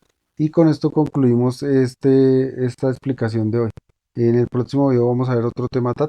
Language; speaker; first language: Spanish; native; Spanish